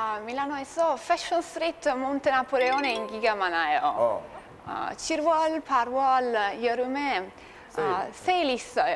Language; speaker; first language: Korean; non-native, learner; Italian